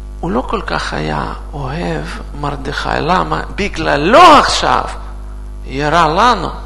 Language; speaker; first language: Hebrew; non-native, learner; Russian